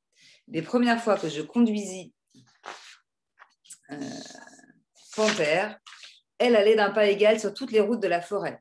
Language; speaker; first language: French; native; French